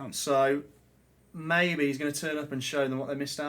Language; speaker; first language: English; native; English